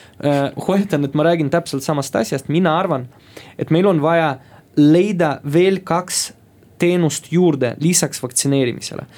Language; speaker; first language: Estonian; non-native, local second language; Russian